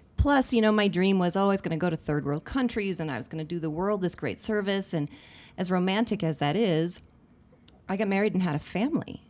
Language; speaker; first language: English; native; English